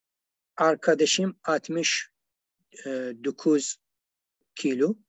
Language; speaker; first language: Turkish; non-native, learner; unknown